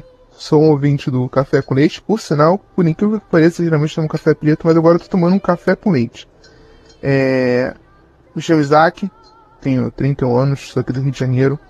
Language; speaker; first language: Portuguese; native; Portuguese